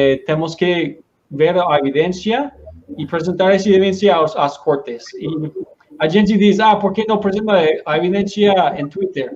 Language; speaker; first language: Portuguese; non-native, learner; Spanish